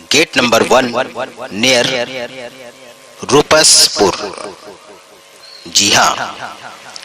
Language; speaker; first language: Hindi; native; Hindi